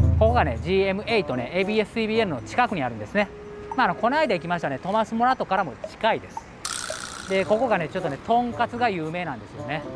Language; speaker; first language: Japanese; native; Japanese